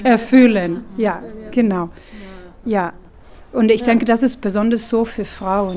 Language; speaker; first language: German; non-native, fluent; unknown